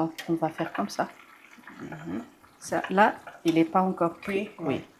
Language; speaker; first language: French; non-native, local second language; Arabic